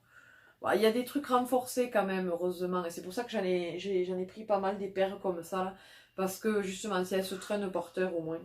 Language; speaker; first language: French; native; French